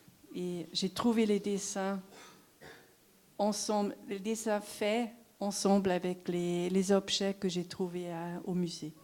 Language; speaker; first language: French; non-native, local second language; German